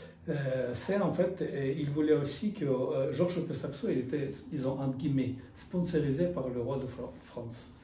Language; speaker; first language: French; non-native, fluent; Russian